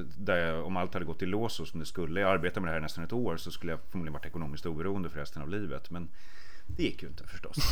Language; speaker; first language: Swedish; native; Swedish